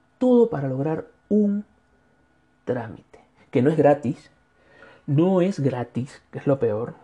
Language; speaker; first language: Spanish; native; Spanish